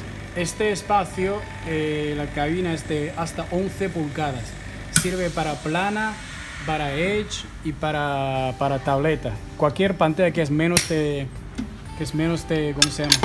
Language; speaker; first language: Spanish; non-native, fluent; Chinese